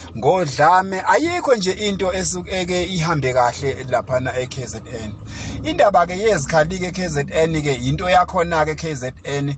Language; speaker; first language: Zulu; native; Zulu